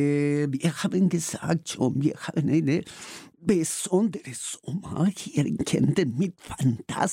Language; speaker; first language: German; non-native, learner; Spanish